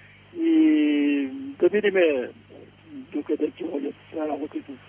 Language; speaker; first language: Bulgarian; non-native, local second language; Macedonian